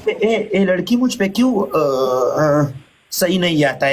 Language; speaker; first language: Hindi; non-native, learner; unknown